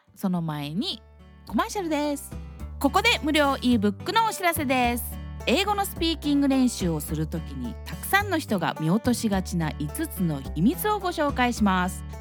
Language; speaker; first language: Japanese; early bilingual, heritage; Japanese